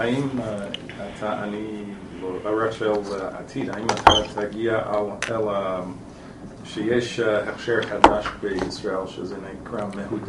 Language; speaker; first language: Hebrew; non-native, learner; English